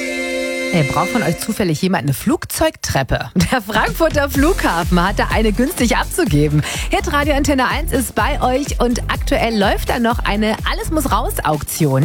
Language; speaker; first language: German; native; German